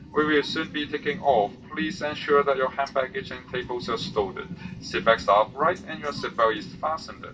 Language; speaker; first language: English; non-native, local second language; Cantonese